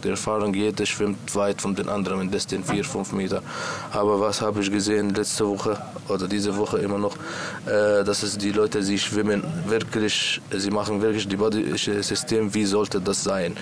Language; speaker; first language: German; non-native, learner; Arabic